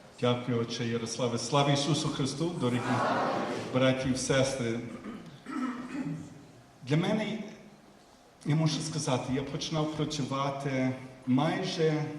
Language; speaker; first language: Ukrainian; early bilingual, heritage; Ukrainian